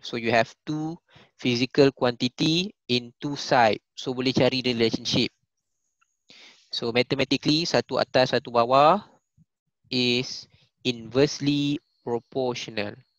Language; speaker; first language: English; non-native, local second language; Malay